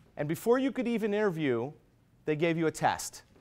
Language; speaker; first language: English; native; English